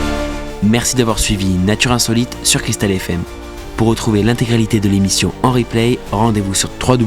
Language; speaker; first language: French; native; French